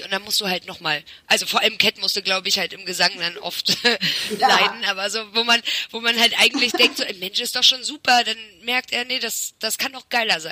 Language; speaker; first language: German; native; German